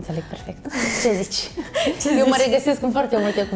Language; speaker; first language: Romanian; native; Romanian